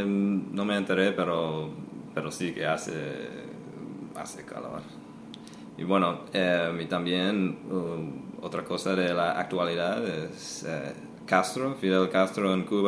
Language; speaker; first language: Spanish; non-native, fluent; English